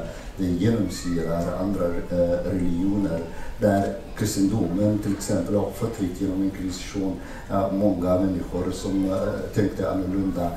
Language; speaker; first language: Swedish; non-native, fluent; Arabic